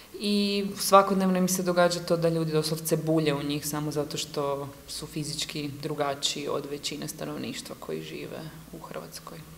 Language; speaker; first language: Croatian; native; Croatian